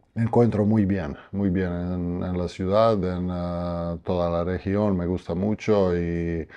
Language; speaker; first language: Spanish; non-native, fluent; Croatian